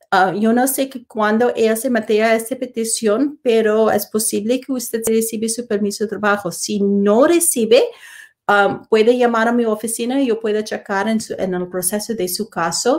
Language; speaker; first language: Spanish; non-native, learner; English